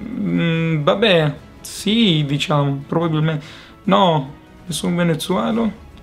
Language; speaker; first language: Italian; native; Italian